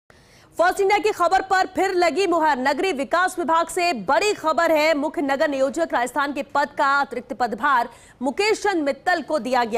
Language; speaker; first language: Hindi; native; Hindi